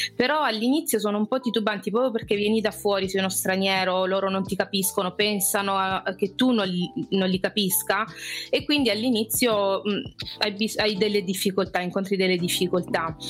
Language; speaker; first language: Italian; native; Italian